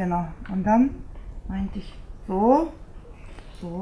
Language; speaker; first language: German; non-native, learner; Japanese